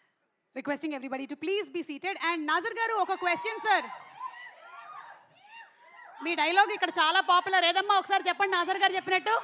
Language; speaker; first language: Telugu; native; Telugu